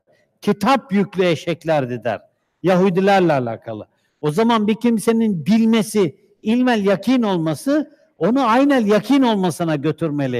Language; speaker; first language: Turkish; native; Turkish